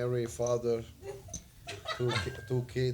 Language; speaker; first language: English; non-native, learner; Italian